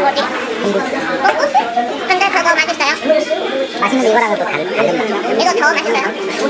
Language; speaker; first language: Korean; non-native, learner; Chinese